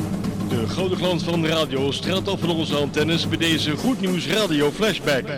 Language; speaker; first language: Dutch; native; Dutch